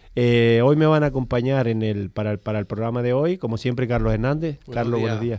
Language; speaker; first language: Spanish; native; Spanish